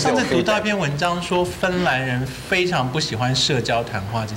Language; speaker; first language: Chinese; native; Chinese